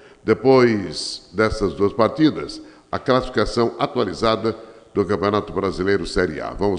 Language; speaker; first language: Portuguese; native; Portuguese